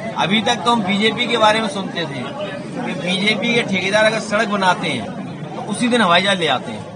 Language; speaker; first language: Hindi; native; Hindi